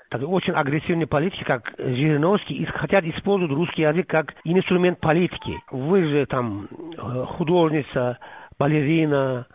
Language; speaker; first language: Russian; non-native, local second language; Uzbek